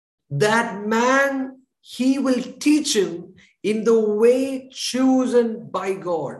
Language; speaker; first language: English; non-native, local second language; Malayalam